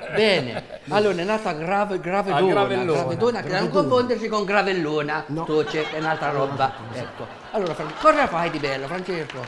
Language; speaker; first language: Italian; native; Italian